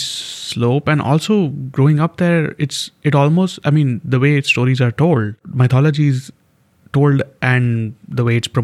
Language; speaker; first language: English; non-native, local second language; Hindi